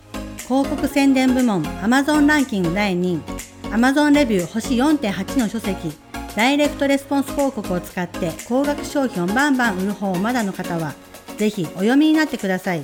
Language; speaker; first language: Japanese; native; Japanese